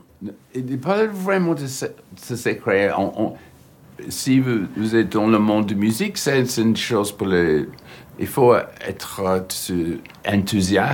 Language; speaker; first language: French; non-native, fluent; English